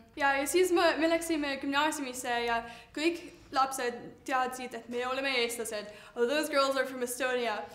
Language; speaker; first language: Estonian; early bilingual, heritage; Estonian